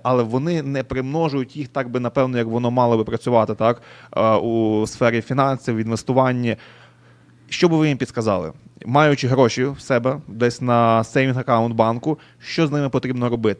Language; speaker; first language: Ukrainian; native; Ukrainian